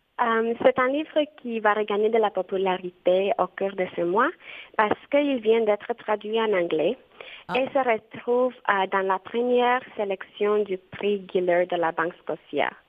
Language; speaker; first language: French; non-native, fluent; Romanian